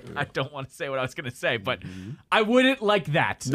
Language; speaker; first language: English; native; English